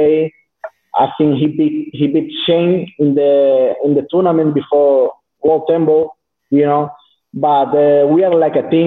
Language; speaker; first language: English; non-native, learner; Spanish